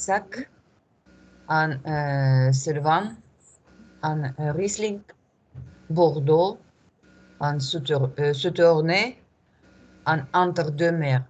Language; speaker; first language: French; non-native, learner; Russian